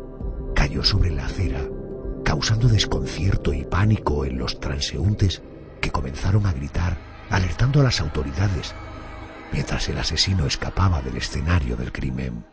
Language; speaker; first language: Spanish; native; Spanish